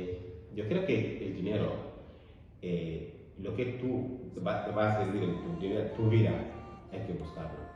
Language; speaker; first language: Spanish; non-native, learner; Fula